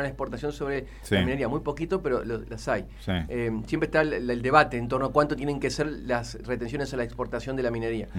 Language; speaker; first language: Spanish; native; Spanish